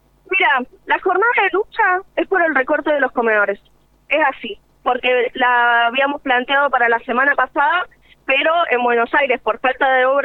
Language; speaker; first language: Spanish; native; Spanish